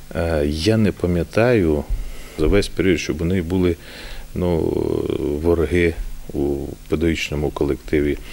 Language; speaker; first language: Ukrainian; native; Ukrainian